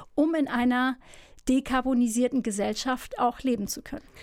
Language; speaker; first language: German; early bilingual, other home language; Turkish